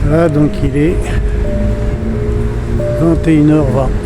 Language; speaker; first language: French; native; French